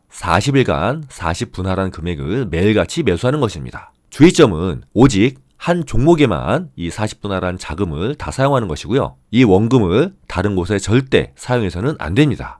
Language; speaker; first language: Korean; native; Korean